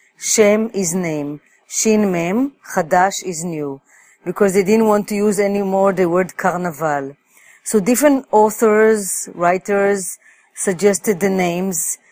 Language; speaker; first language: English; non-native, fluent; Hebrew